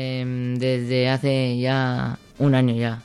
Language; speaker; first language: Spanish; early bilingual, other home language; Arabic